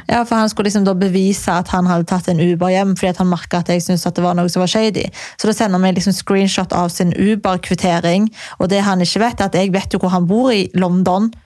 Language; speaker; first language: Norwegian; native; Norwegian